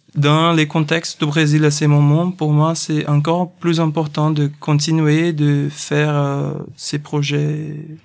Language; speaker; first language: French; non-native, fluent; Portuguese